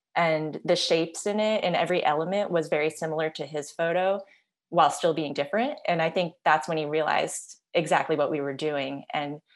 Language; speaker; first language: English; native; English